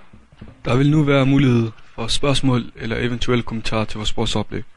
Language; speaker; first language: Danish; native; Danish